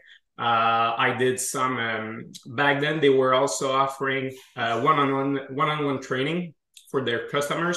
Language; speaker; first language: English; non-native, fluent; French